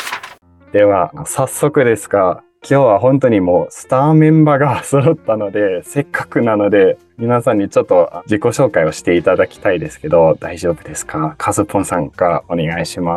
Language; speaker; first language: Japanese; native; Japanese